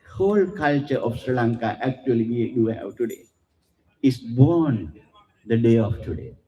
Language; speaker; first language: English; non-native, local second language; Sinhala